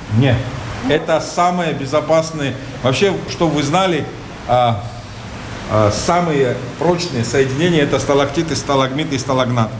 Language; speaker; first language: Russian; non-native, local second language; Georgian